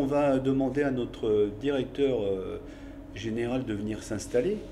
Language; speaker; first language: French; native; French